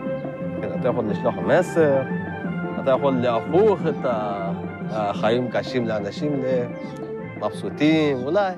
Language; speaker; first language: Hebrew; non-native, learner; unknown